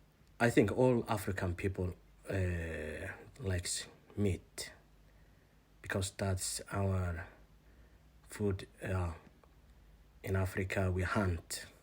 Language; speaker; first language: English; non-native, fluent; Somali